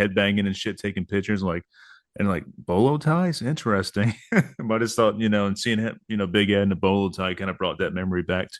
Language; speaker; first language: English; native; English